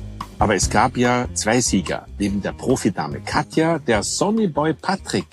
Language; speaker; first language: German; native; German